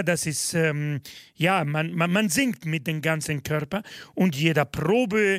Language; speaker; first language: German; non-native, fluent; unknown